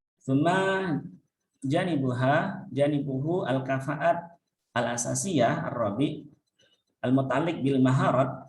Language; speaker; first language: Arabic; non-native, fluent; Indonesian